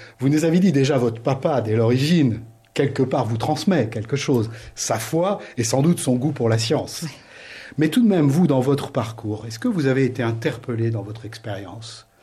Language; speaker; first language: French; native; French